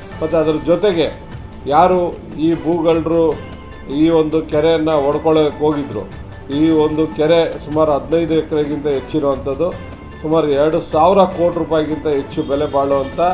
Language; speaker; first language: Kannada; native; Kannada